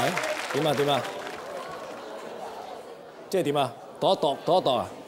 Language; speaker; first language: Cantonese; native; Cantonese